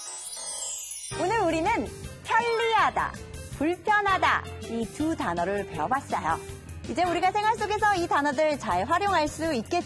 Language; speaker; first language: Korean; native; Korean